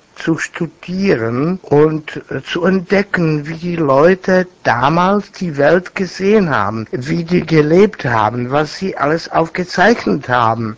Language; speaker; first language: German; non-native, fluent; Czech